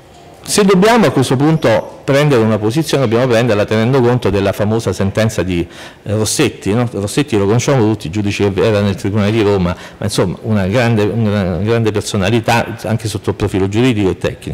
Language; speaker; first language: Italian; native; Italian